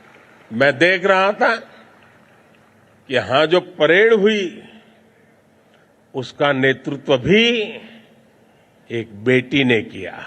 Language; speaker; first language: Hindi; non-native, local second language; Gujarati